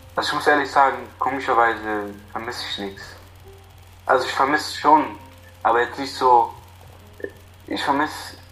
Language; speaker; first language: German; non-native, fluent; Arabic